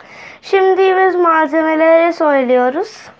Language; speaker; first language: Turkish; non-native, learner; Urdu